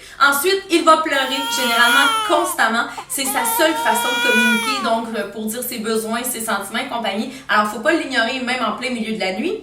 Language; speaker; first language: French; native; French